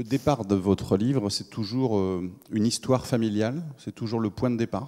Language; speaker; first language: French; native; French